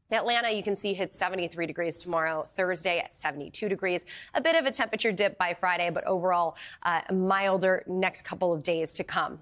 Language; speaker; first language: English; native; English